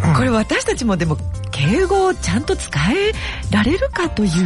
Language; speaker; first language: Japanese; native; Japanese